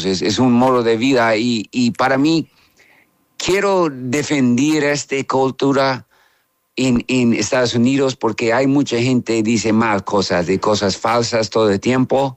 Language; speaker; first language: Spanish; non-native, learner; English